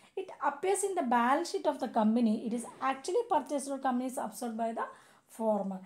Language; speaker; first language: English; non-native, local second language; Malayalam